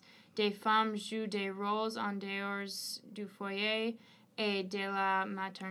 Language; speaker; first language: French; non-native, learner; English